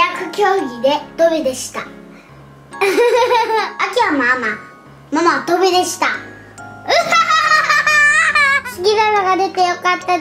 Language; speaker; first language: Japanese; native; Japanese